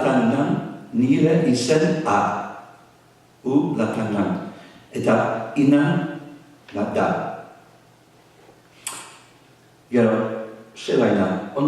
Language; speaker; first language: Basque; non-native, fluent; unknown